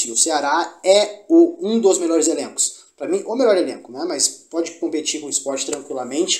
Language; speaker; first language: Portuguese; native; Portuguese